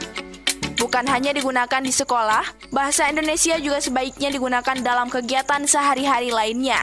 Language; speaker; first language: Indonesian; native; Indonesian